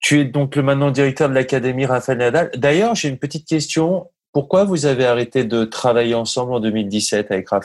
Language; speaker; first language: French; native; French